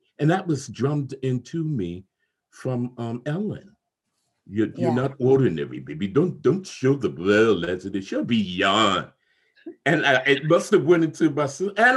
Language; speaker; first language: English; native; English